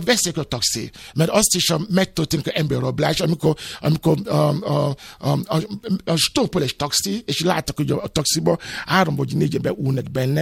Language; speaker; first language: Hungarian; non-native, fluent; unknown